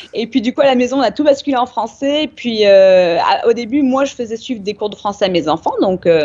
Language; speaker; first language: French; native; French